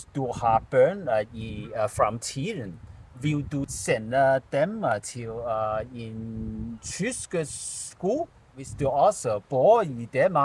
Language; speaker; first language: Danish; non-native, learner; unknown